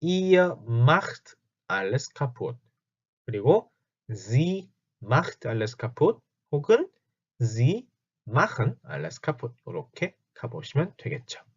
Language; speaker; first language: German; non-native, fluent; Korean